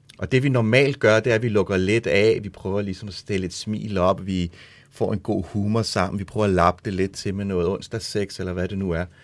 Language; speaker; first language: Danish; early bilingual, other home language; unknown